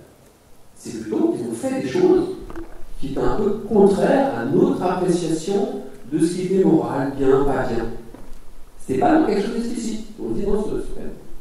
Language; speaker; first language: French; native; French